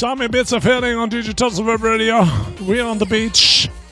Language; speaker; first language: English; non-native, learner; German